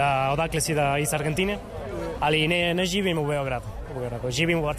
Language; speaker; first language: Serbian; non-native, learner; Spanish